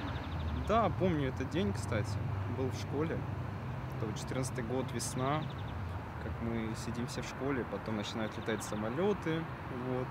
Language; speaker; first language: Russian; native; Russian